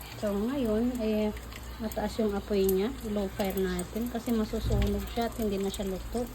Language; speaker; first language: Filipino; non-native, local second language; Iloko